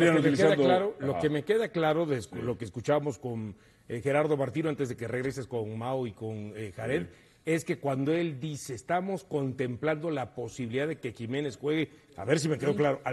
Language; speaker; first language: Spanish; native; Spanish